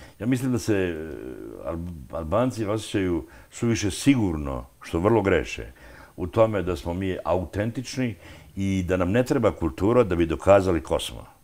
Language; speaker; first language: Serbian; non-native, local second language; Albanian